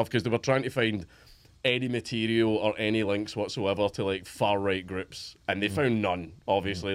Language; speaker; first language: English; native; English